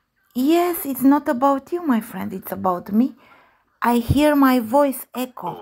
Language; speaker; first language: English; non-native, learner; Romanian